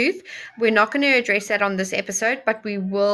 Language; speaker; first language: English; native; English